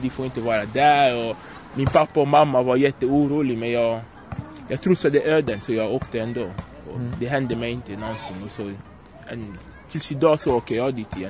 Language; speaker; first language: Swedish; non-native, fluent; French